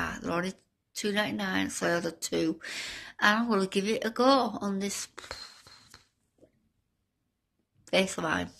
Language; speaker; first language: English; native; English